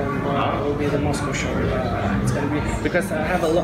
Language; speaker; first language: English; non-native, fluent; Russian